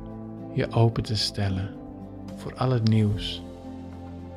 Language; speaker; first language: Dutch; native; Dutch